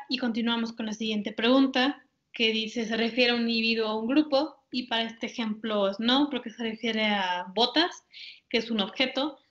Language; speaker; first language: Spanish; native; Spanish